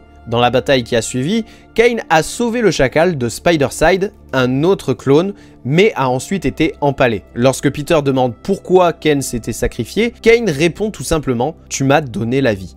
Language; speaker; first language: French; native; French